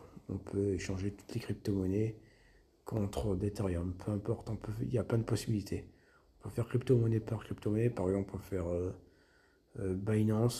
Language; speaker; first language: French; native; French